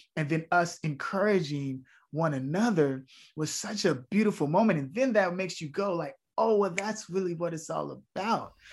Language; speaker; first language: English; native; English